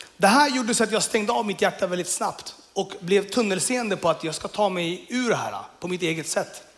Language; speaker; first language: Swedish; early bilingual, other home language; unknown